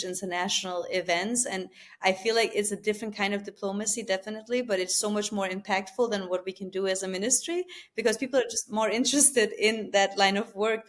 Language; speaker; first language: English; non-native, fluent; Albanian